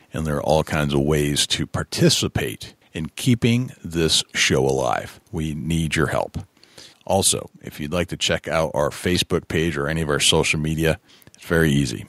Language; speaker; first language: English; native; English